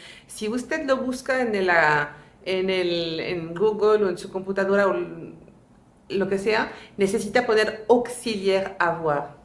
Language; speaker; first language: Spanish; non-native, fluent; French